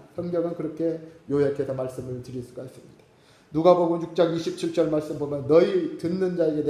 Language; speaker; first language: Korean; native; Korean